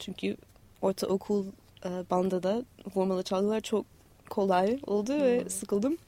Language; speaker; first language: Turkish; non-native, fluent; English